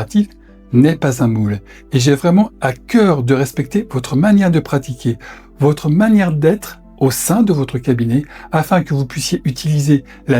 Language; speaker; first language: French; native; French